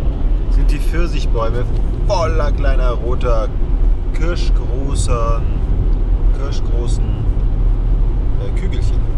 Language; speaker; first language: German; native; German